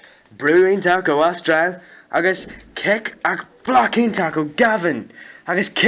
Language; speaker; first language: Irish; non-native, local second language; English